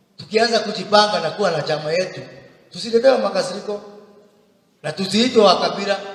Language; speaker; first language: Swahili; non-native, local second language; Kikuyu